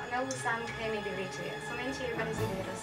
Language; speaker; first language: Portuguese; non-native, learner; French